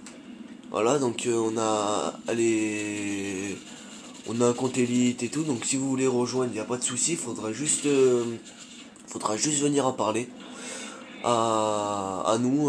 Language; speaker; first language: French; native; French